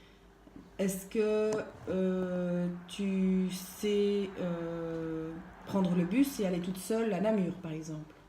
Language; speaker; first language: French; native; French